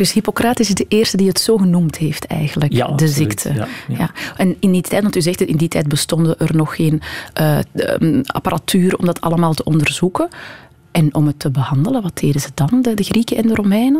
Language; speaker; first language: Dutch; native; Dutch